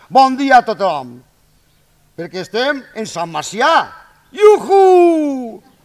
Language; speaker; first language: Catalan; native; Catalan